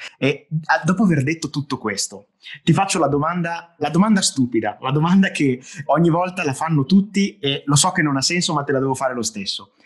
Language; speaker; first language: Italian; native; Italian